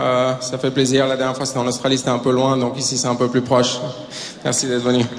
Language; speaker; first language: French; native; French